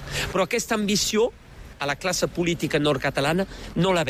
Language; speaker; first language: Catalan; native; Catalan